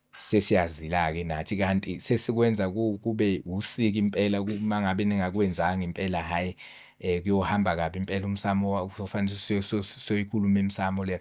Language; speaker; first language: Zulu; native; Zulu